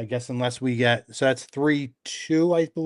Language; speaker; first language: English; native; English